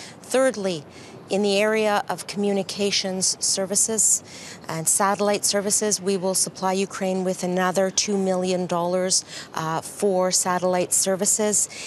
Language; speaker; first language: English; native; English